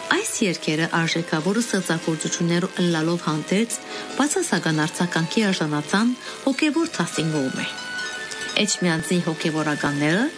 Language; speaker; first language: Armenian; early bilingual, heritage; Armenian